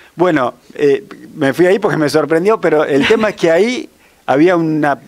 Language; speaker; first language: Spanish; native; Spanish